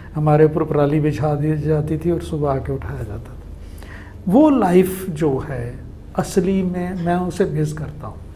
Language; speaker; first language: Hindi; native; Hindi